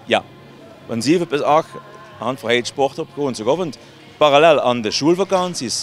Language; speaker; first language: Dutch; native; Dutch